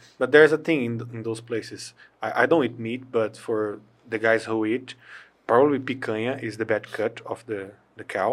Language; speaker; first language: English; non-native, fluent; Portuguese